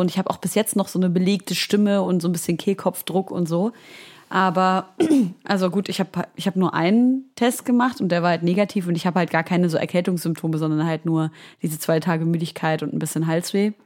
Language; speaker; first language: German; native; German